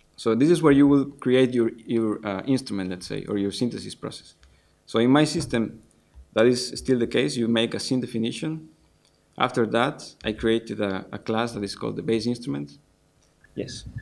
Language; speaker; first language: English; non-native, fluent; Spanish